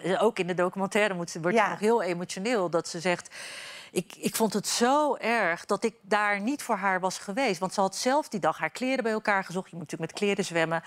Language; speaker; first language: Dutch; early bilingual, other home language; Turkish